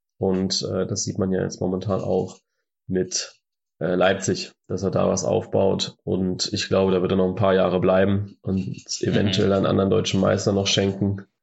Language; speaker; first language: German; native; German